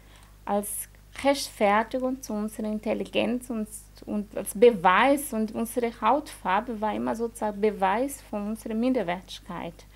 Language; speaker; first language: German; non-native, fluent; Portuguese